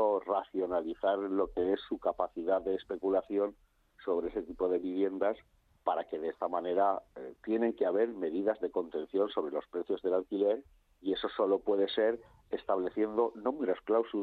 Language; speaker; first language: Spanish; native; Spanish